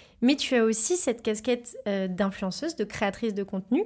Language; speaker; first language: French; native; French